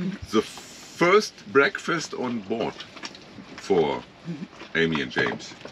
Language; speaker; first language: English; non-native, learner; German